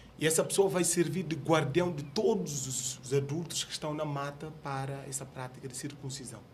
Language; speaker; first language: Portuguese; non-native, local second language; Upper Guinea Crioulo